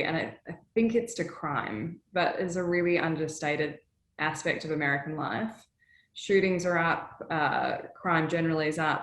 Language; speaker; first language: English; native; English